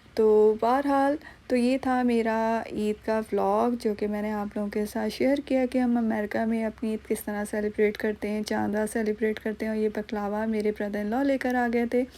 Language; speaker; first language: Urdu; non-native, local second language; Punjabi